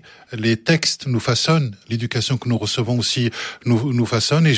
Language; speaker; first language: French; early bilingual, other home language; Arabic